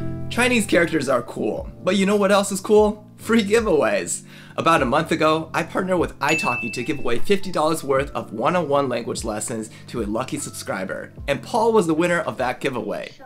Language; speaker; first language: English; early bilingual, other home language; Chinese